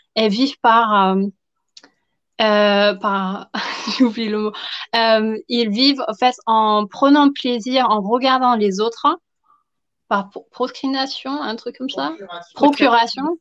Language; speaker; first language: French; non-native, fluent; German